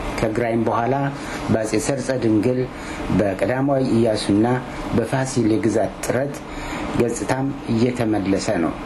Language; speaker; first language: Amharic; native; Amharic